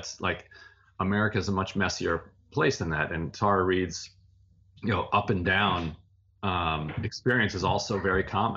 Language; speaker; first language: English; native; English